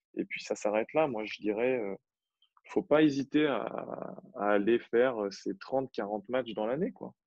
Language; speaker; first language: French; native; French